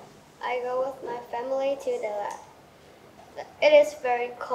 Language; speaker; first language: English; non-native, learner; Vietnamese